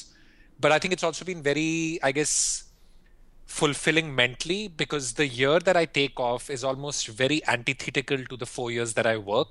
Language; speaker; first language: English; non-native, local second language; Hindi